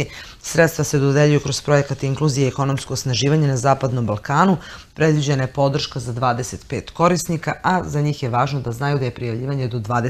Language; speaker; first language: Serbian; native; Serbian